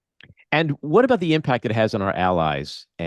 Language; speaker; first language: English; native; English